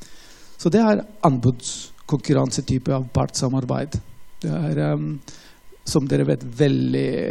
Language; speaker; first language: Norwegian; non-native, fluent; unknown